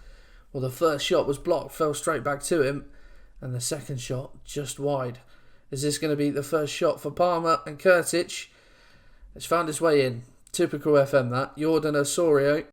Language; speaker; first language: English; native; English